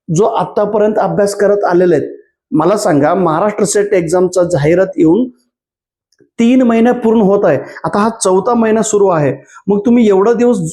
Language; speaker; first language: Marathi; non-native, local second language; Kannada